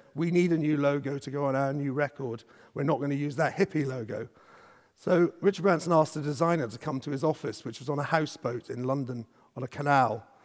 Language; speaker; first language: English; native; English